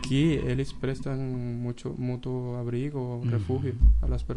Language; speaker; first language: Portuguese; non-native, learner; Spanish